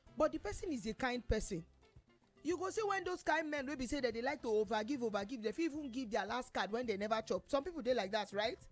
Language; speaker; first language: Nigerian Pidgin; native; Nigerian Pidgin